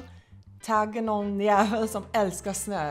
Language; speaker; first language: Swedish; non-native, learner; English